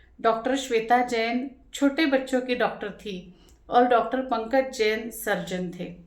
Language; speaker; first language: Hindi; non-native, local second language; Marathi